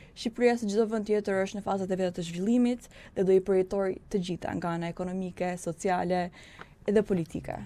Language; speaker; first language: Albanian; early bilingual, heritage; Albanian